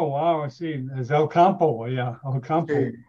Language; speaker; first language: Spanish; non-native, learner; English